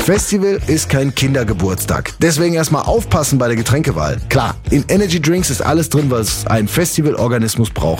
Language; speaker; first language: German; native; German